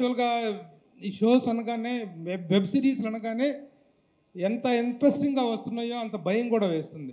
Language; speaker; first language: Telugu; native; Telugu